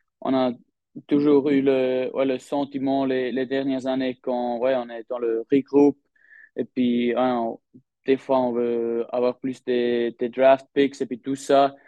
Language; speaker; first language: French; non-native, local second language; German